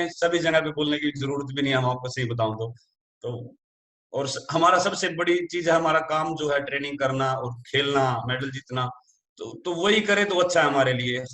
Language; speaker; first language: Hindi; native; Hindi